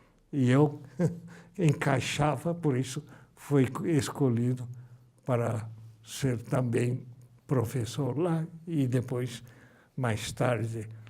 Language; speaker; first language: Portuguese; early bilingual, other home language; Japanese